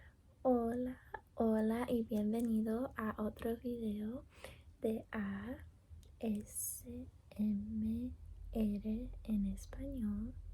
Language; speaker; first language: Spanish; non-native, learner; English